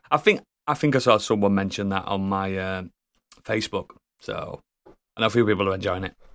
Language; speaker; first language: English; native; English